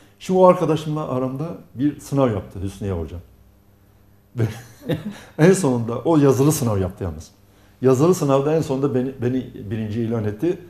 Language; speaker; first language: Turkish; non-native, local second language; Arabic